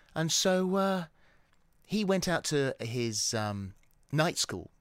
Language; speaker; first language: English; native; English